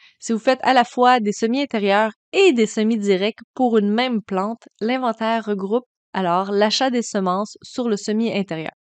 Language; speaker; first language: French; native; French